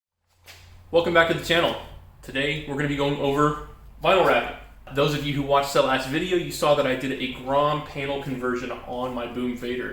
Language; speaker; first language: English; native; English